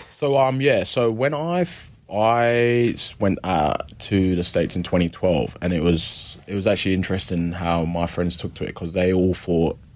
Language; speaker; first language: English; native; English